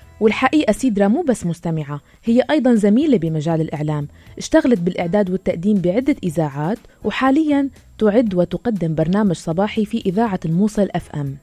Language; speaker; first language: Arabic; native; Arabic